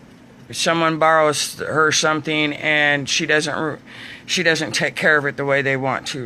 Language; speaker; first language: English; native; English